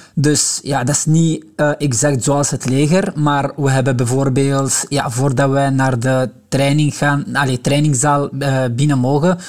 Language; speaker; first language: Dutch; non-native, local second language; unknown